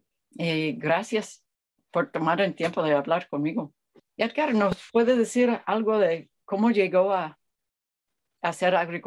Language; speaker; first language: Spanish; non-native, fluent; English